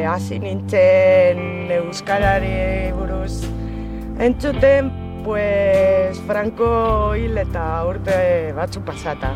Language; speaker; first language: Basque; non-native, local second language; Spanish